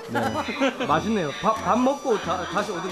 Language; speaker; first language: Korean; native; Korean